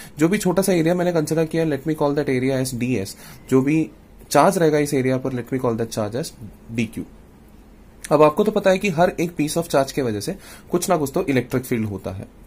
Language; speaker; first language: Hindi; non-native, local second language; Malayalam